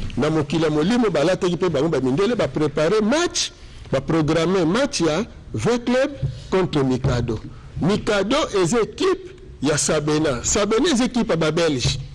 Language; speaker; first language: Lingala; native; Lingala